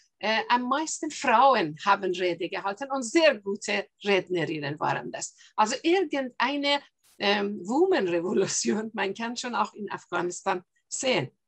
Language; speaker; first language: German; non-native, fluent; Persian